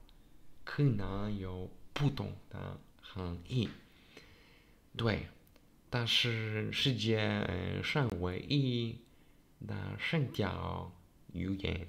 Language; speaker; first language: Chinese; non-native, learner; Polish